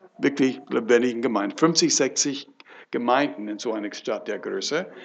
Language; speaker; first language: German; non-native, fluent; English